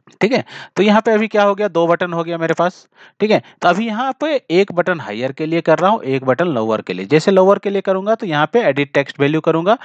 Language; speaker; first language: Hindi; native; Hindi